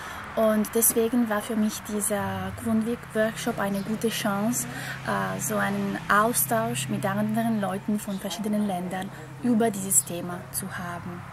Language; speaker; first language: German; non-native, fluent; Italian